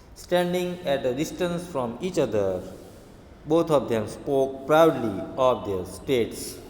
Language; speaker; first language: English; non-native, local second language; Hindi